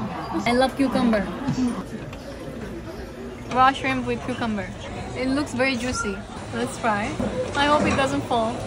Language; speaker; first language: English; non-native, local second language; Assamese